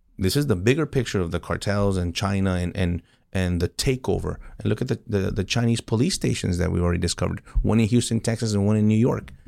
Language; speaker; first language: English; early bilingual, other home language; Spanish